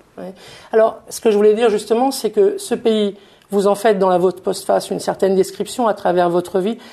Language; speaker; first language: French; native; French